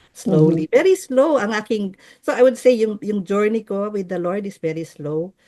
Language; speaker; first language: Filipino; native; Filipino